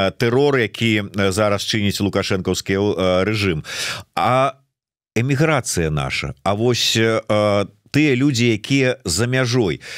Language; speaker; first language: Belarusian; non-native, local second language; Russian